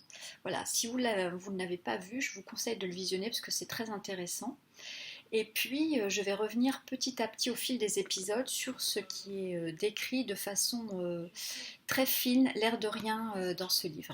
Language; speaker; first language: French; native; French